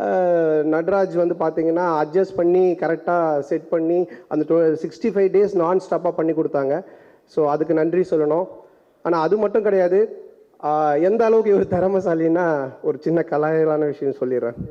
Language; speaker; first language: Tamil; native; Tamil